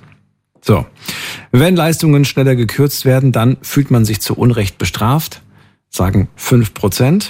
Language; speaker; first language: German; native; German